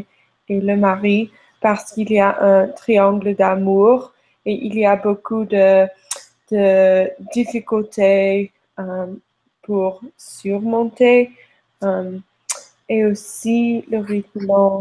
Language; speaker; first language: French; non-native, learner; English